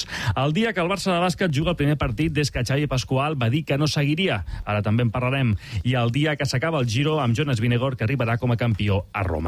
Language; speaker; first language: Catalan; native; Catalan